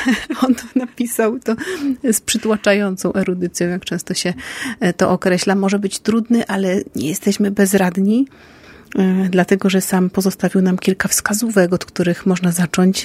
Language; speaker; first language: Polish; native; Polish